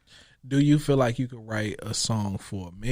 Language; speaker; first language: English; native; English